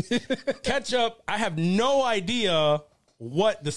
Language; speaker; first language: English; early bilingual, other home language; Spanish